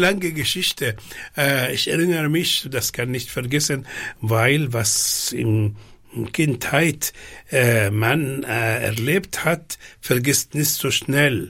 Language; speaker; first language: German; non-native, fluent; Arabic